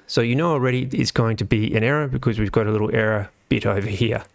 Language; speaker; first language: English; native; English